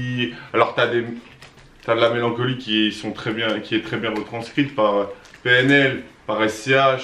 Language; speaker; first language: French; native; French